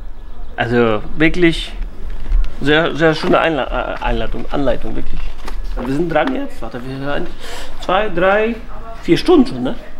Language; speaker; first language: German; native; German